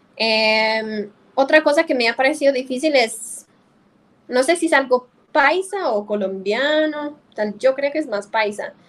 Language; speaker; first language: Spanish; non-native, fluent; English